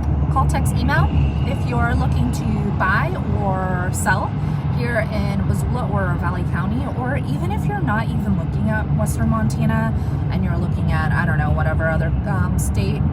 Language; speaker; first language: English; native; English